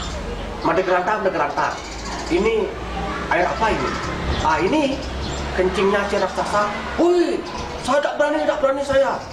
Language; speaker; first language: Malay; non-native, local second language; Balinese